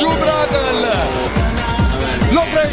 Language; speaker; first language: Italian; native; Italian